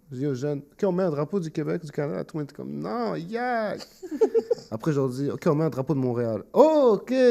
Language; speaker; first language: French; native; French